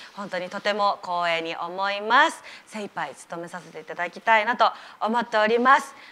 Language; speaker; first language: Japanese; native; Japanese